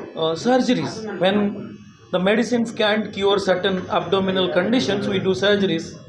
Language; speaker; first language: English; non-native, local second language; Telugu